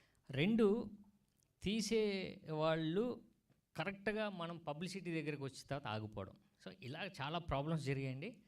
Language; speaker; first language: Telugu; native; Telugu